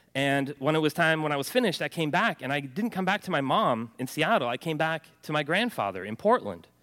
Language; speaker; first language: English; early bilingual, other home language; Norwegian